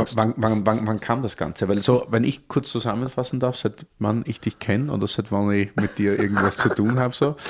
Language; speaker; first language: German; native; German